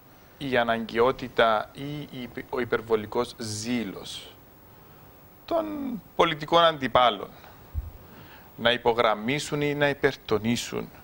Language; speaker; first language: Greek; native; Greek